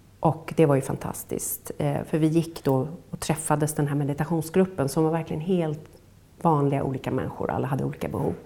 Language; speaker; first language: Swedish; native; Swedish